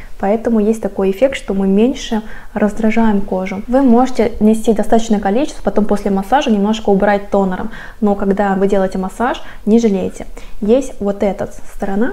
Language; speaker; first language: Russian; non-native, fluent; Korean